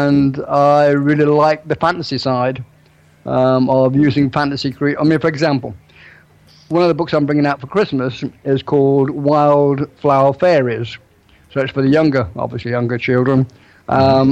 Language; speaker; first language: English; native; English